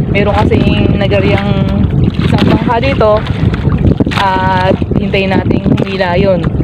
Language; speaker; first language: Filipino; native; Filipino